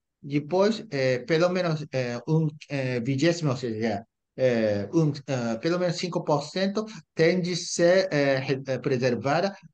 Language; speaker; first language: Portuguese; non-native, fluent; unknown